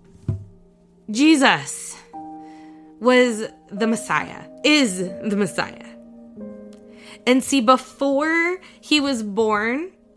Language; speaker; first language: English; native; English